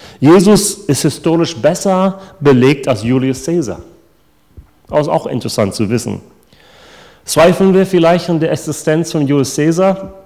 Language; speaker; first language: German; non-native, fluent; English